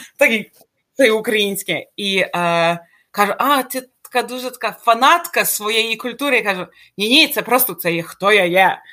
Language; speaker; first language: Ukrainian; early bilingual, heritage; Ukrainian